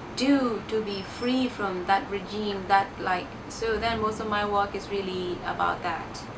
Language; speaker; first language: English; non-native, learner; Burmese